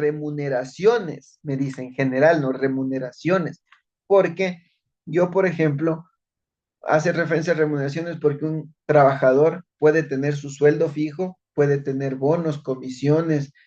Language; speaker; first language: Spanish; native; Spanish